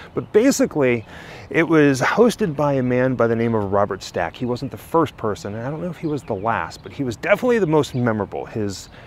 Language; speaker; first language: English; native; English